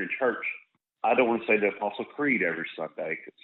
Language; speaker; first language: English; native; English